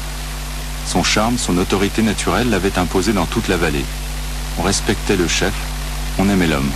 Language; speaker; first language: French; native; French